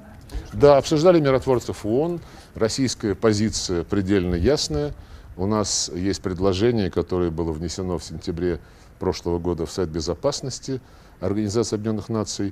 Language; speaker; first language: Russian; native; Russian